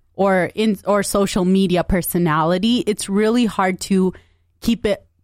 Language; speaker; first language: English; native; English